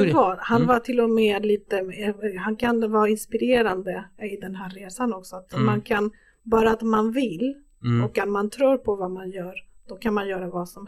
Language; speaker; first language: Swedish; non-native, fluent; Spanish